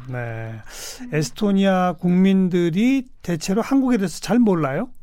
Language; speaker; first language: Korean; native; Korean